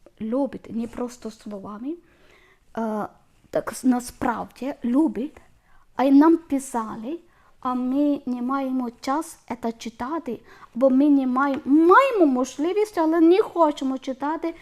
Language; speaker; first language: Ukrainian; non-native, learner; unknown